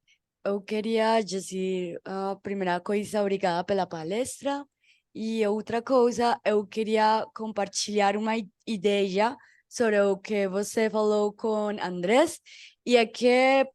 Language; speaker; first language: Portuguese; non-native, fluent; Spanish